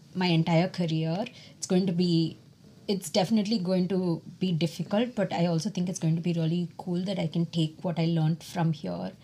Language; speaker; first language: English; non-native, local second language; Tamil